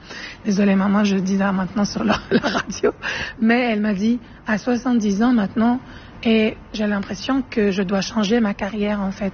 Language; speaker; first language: French; non-native, fluent; Arabic